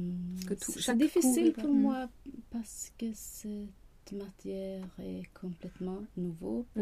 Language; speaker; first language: French; non-native, learner; Swedish